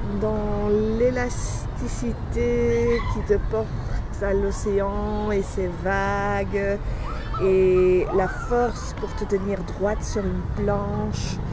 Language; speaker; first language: French; non-native, fluent; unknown